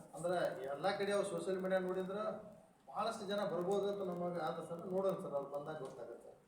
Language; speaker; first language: Kannada; non-native, local second language; Lambadi